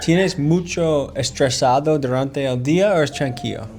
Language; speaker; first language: Spanish; non-native, learner; English